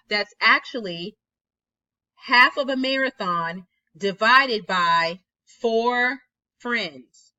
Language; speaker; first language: English; native; English